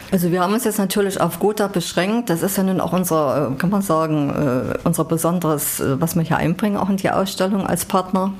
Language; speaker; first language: German; native; German